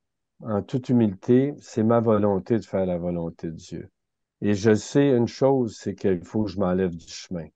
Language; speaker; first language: French; native; French